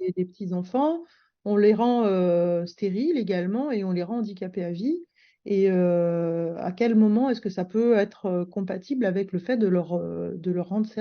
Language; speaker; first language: French; native; French